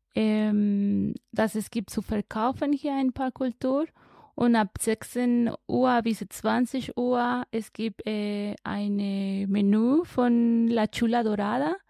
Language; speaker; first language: German; non-native, learner; Spanish